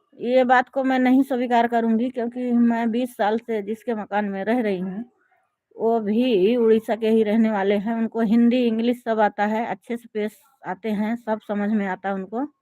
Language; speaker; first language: Hindi; native; Hindi